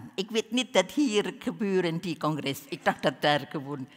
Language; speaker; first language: Dutch; non-native, learner; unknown